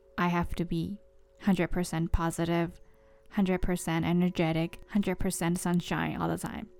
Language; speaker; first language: English; non-native, fluent; Japanese